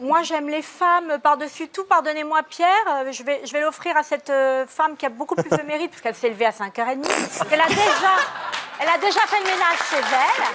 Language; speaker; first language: French; native; French